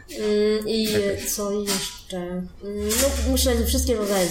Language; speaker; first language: Polish; non-native, fluent; Vietnamese